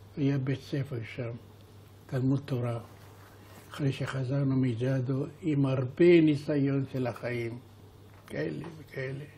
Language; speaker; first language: Hebrew; non-native, fluent; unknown